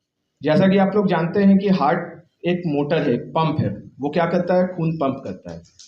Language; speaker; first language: Hindi; native; Hindi